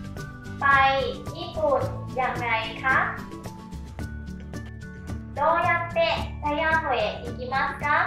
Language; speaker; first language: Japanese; non-native, fluent; Thai